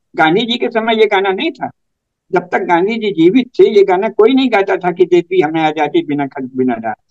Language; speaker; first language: Hindi; native; Hindi